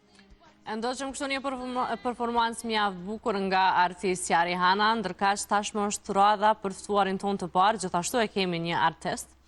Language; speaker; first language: Albanian; native; Albanian